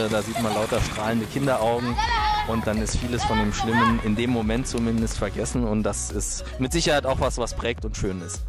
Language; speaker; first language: German; native; German